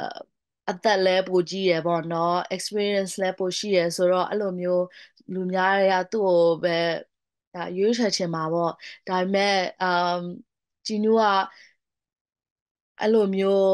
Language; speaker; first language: Burmese; non-native, local second language; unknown